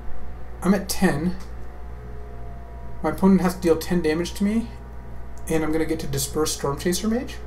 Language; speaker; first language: English; native; English